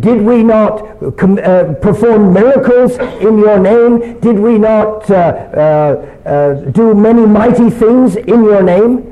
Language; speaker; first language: English; early bilingual, other home language; Chinese